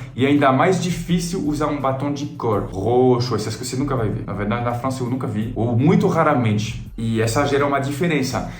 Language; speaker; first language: Portuguese; non-native, fluent; French